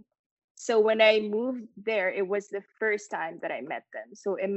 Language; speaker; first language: English; non-native, local second language; Filipino